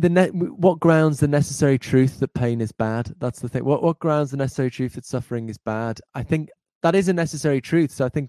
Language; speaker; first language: English; native; English